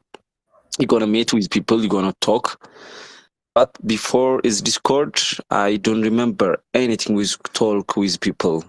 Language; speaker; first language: English; non-native, learner; Amharic